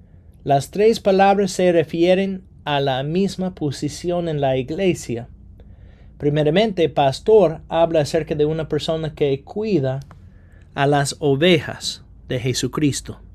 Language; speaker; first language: Spanish; non-native, fluent; English